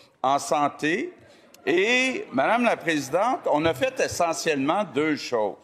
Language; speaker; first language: French; native; French